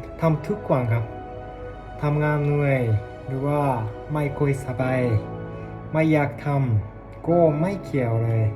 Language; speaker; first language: Thai; non-native, learner; Japanese